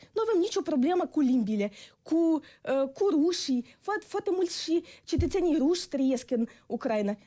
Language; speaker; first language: Romanian; non-native, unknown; Ukrainian